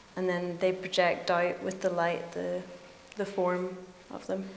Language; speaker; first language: English; native; English